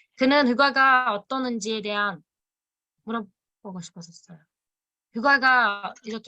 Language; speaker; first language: Korean; non-native, learner; Turkish